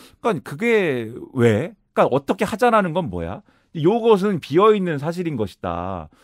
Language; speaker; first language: Korean; native; Korean